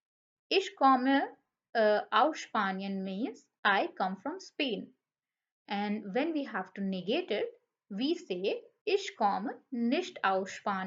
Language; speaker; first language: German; non-native, fluent; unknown